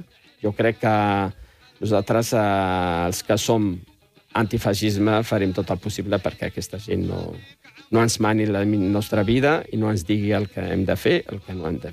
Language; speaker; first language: Catalan; non-native, fluent; Riffian